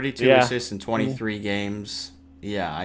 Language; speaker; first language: English; native; English